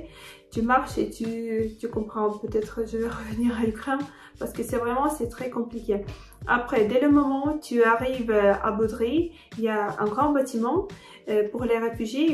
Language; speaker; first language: French; non-native, fluent; Ukrainian